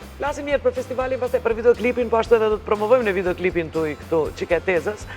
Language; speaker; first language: Albanian; native; Albanian